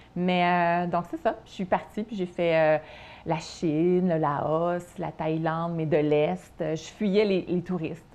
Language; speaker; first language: French; native; French